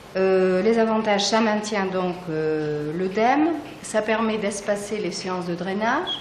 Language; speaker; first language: French; native; French